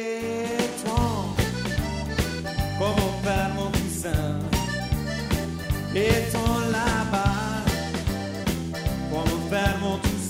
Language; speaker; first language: French; native; French